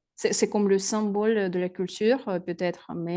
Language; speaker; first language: French; non-native, fluent; Russian